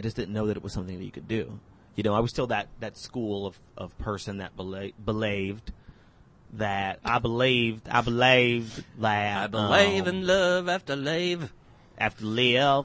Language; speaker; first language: English; native; English